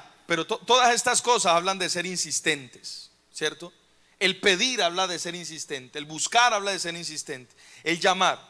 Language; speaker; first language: Spanish; native; Spanish